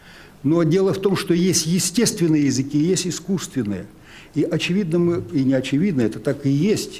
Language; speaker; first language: Russian; native; Russian